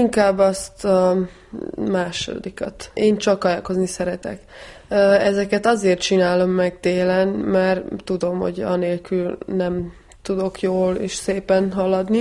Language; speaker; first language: Hungarian; early bilingual, heritage; Hungarian